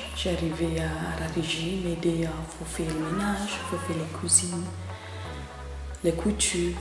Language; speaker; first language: French; non-native, learner; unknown